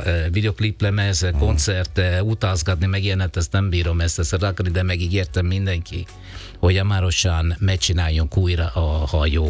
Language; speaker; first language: Hungarian; non-native, fluent; Italian